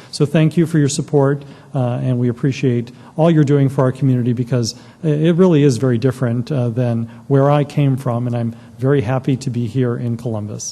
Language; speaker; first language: English; native; English